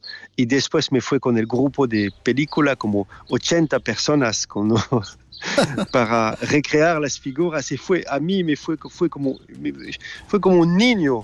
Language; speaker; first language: Spanish; non-native, fluent; French